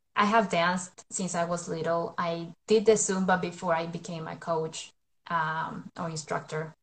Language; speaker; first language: English; non-native, fluent; Spanish